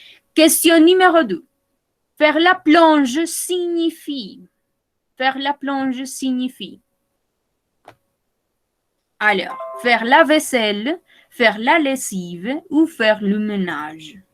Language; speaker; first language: French; non-native, fluent; Spanish